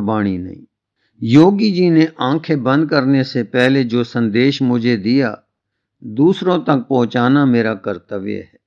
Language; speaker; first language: Hindi; non-native, local second language; Punjabi